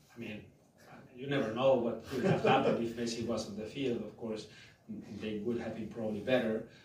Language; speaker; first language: English; non-native, fluent; Spanish